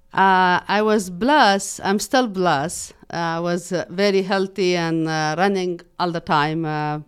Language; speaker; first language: English; non-native, fluent; Persian